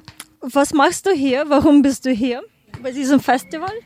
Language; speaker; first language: German; non-native, learner; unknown